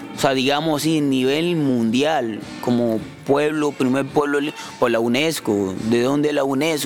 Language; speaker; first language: Spanish; native; Spanish